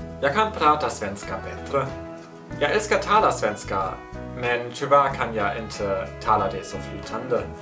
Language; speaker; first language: Swedish; non-native, learner; German